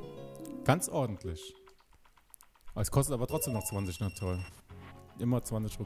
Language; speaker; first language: German; native; German